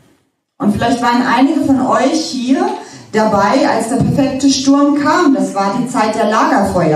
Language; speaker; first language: German; native; German